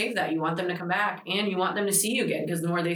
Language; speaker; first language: English; early bilingual, other home language; Greek